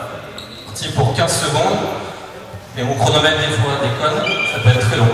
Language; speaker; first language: French; native; French